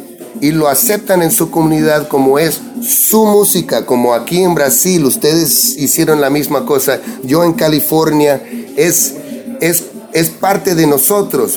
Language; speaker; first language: Spanish; early bilingual, heritage; English